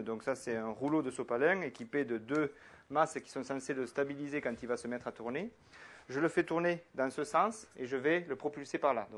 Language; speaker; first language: French; native; French